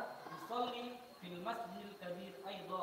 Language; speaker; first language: Arabic; non-native, learner; Indonesian